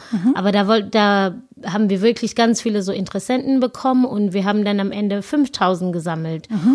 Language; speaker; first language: German; non-native, fluent; Zulu